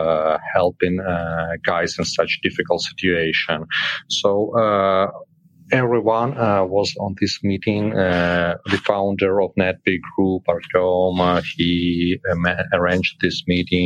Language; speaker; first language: English; non-native, fluent; Ukrainian